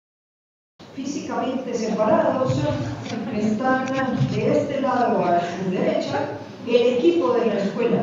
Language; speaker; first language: Spanish; native; Spanish